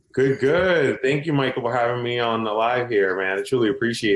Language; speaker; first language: English; native; English